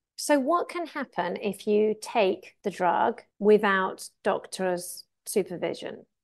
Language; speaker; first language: English; native; English